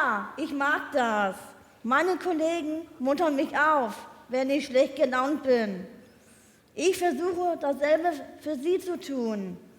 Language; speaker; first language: German; non-native, learner; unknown